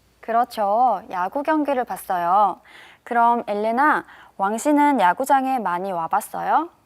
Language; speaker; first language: Korean; native; Korean